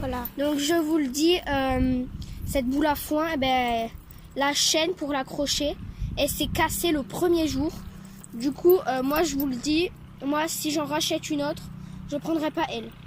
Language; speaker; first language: French; native; French